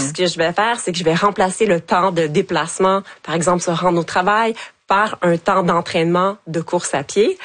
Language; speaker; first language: French; native; French